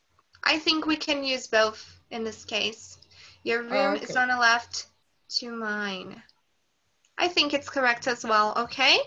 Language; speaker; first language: English; non-native, fluent; Portuguese